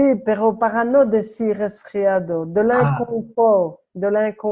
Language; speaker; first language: Spanish; non-native, learner; French